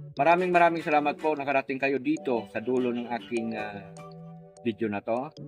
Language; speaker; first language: Filipino; non-native, local second language; Cebuano